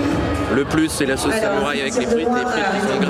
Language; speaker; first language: French; native; French